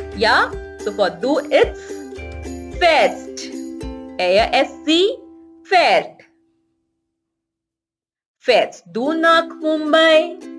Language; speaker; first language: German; non-native, fluent; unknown